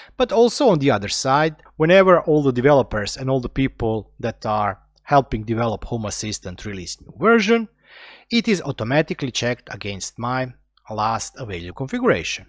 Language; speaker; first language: English; non-native, fluent; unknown